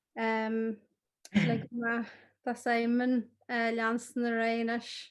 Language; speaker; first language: Irish; native; Irish